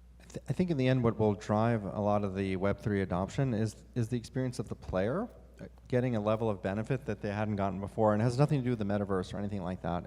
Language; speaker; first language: English; native; English